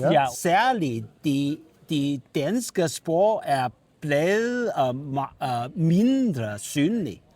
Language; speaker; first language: Danish; non-native, learner; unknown